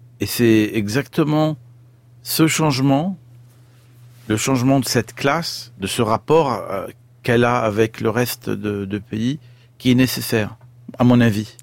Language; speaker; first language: French; non-native, fluent; Arabic